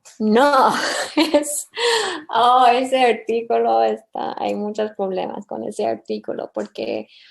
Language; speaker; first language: Spanish; early bilingual, heritage; English